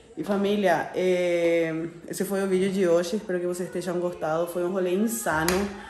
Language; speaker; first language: Portuguese; non-native, fluent; Spanish